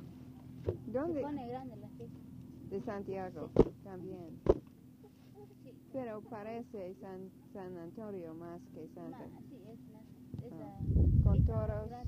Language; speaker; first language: Spanish; non-native, learner; English